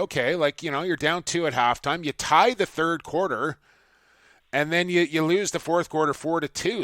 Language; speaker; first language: English; native; English